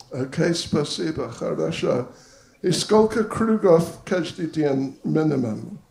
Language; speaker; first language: Russian; non-native, learner; English